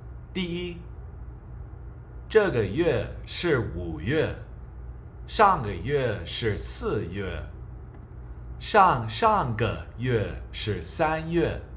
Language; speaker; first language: Chinese; non-native, fluent; English